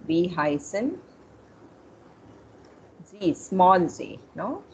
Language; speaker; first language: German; non-native, fluent; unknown